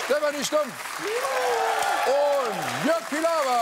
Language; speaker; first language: German; native; German